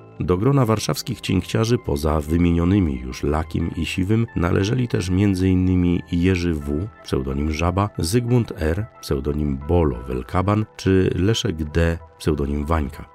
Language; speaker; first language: Polish; native; Polish